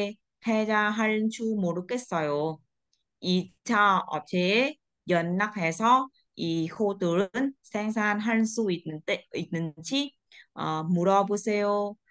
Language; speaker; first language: Korean; non-native, learner; Vietnamese